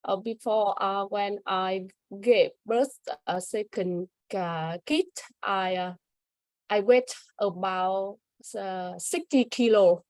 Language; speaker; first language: English; non-native, learner; Vietnamese